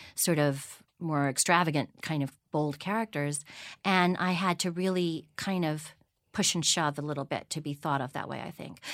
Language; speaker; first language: English; native; English